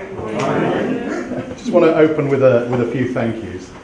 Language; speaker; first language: English; native; English